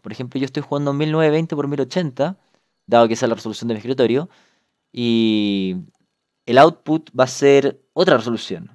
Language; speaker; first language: Spanish; native; Spanish